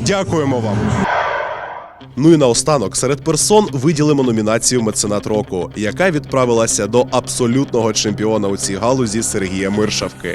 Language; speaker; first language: Ukrainian; native; Ukrainian